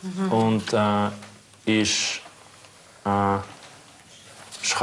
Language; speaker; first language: German; non-native, learner; Russian